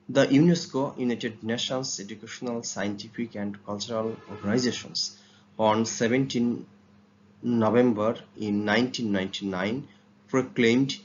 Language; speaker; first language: English; non-native, local second language; Bangla